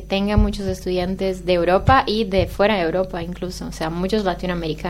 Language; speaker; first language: Spanish; non-native, fluent; Portuguese